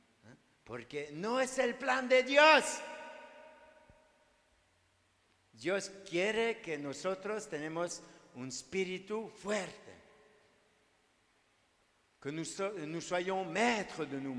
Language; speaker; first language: Spanish; non-native, learner; French